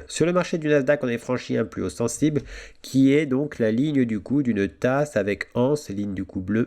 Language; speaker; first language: French; native; French